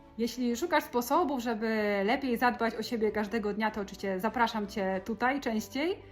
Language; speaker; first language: Polish; native; Polish